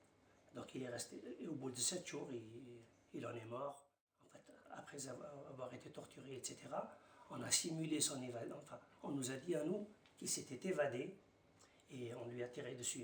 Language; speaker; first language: French; non-native, local second language; Arabic